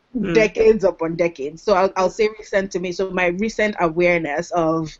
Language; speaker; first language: English; non-native, local second language; Yoruba